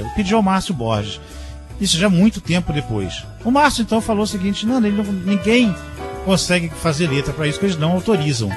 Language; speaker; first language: Portuguese; native; Portuguese